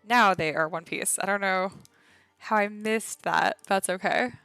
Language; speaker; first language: English; native; English